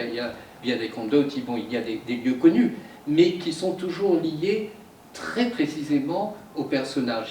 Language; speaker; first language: French; native; French